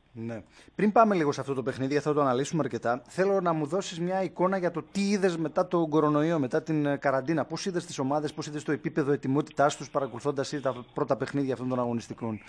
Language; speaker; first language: Greek; native; Greek